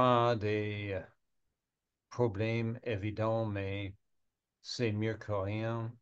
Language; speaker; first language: French; non-native, learner; English